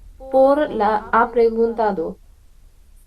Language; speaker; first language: Spanish; non-native, learner; Bangla